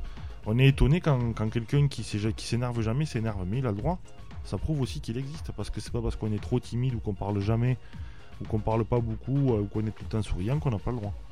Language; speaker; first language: French; native; French